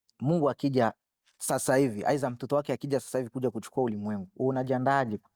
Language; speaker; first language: Swahili; non-native, local second language; Bembe